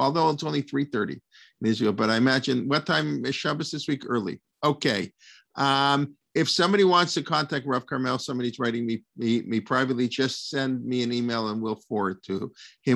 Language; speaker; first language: English; native; English